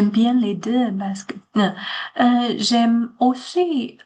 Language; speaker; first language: French; non-native, learner; Chinese